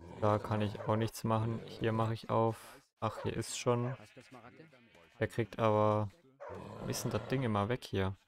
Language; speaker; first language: German; native; German